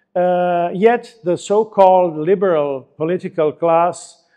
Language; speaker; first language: English; non-native, fluent; Italian